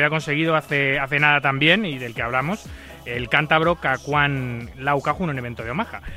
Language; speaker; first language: Spanish; native; Spanish